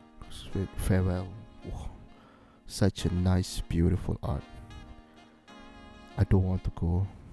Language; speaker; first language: English; non-native, local second language; Malay